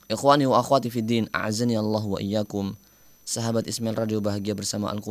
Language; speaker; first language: Indonesian; native; Indonesian